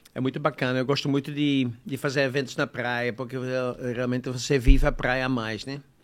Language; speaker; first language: Portuguese; non-native, fluent; Dutch